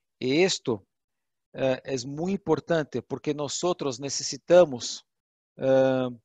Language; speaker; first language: Portuguese; non-native, learner; Spanish